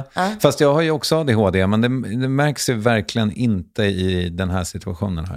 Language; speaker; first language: Swedish; native; Swedish